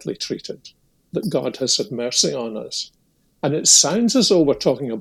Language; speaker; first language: English; native; English